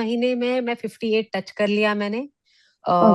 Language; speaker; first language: Hindi; native; Hindi